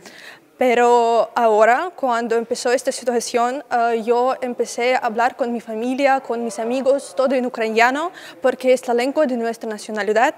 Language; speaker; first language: Spanish; non-native, learner; Russian